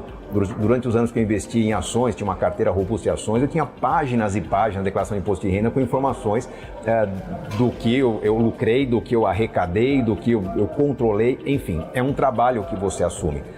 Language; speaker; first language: Portuguese; native; Portuguese